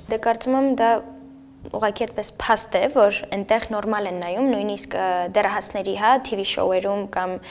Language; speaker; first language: Armenian; native; Armenian